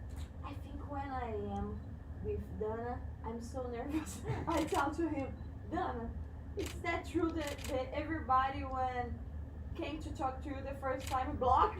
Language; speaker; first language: English; non-native, learner; Portuguese